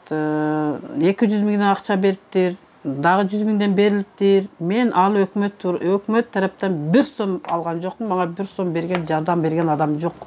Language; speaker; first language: Kyrgyz; native; Kyrgyz